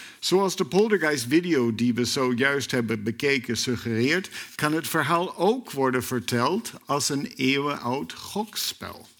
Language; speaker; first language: Dutch; non-native, fluent; English